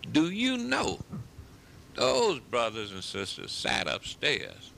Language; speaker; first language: English; native; English